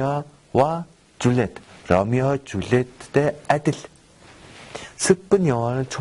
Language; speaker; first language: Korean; non-native, fluent; Mongolian